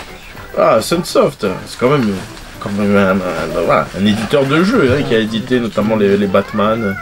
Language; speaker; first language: French; native; French